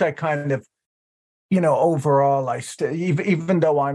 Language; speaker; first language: English; native; English